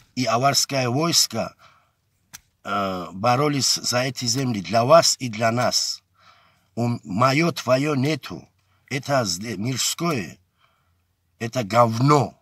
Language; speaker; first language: Russian; non-native, local second language; Avaric